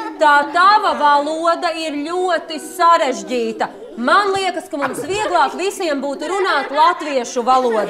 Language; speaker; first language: Latvian; native; Latvian